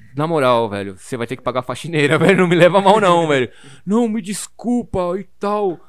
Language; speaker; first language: Portuguese; native; Portuguese